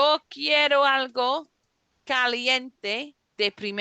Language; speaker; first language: Spanish; non-native, fluent; English